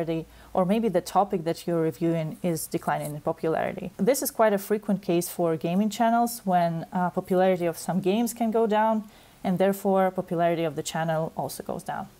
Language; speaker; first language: English; non-native, fluent; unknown